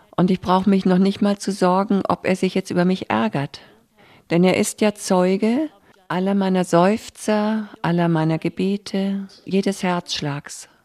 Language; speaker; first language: German; native; German